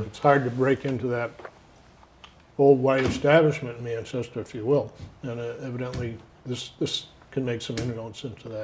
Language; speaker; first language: English; native; English